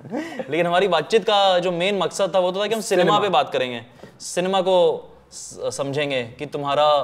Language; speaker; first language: Hindi; native; Hindi